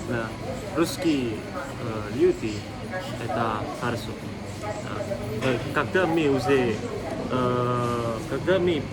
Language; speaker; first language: Russian; non-native, learner; Indonesian